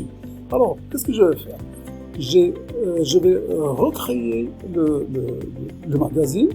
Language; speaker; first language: French; non-native, local second language; Arabic